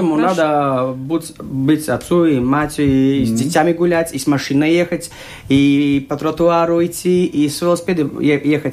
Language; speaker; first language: Russian; non-native, local second language; Latvian